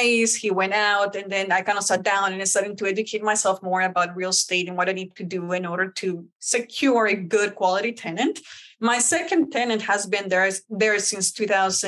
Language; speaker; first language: English; early bilingual, other home language; Spanish